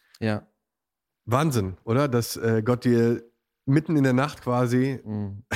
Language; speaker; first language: German; native; German